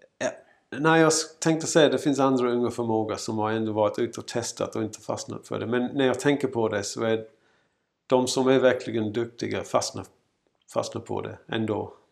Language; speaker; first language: Swedish; non-native, fluent; English